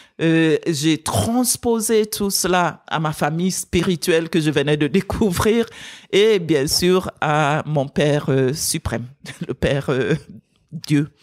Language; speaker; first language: French; non-native, fluent; English